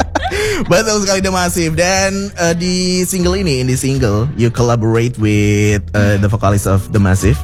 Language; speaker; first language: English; non-native, fluent; Indonesian